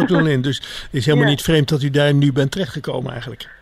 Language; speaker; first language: Dutch; native; Dutch